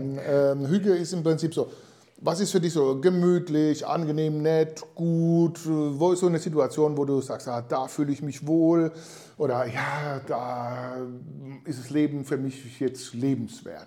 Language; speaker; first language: German; native; German